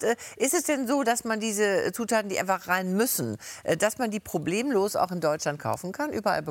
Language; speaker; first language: German; native; German